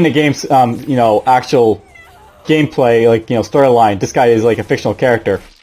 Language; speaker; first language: English; native; English